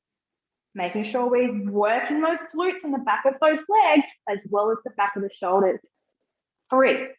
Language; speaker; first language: English; native; English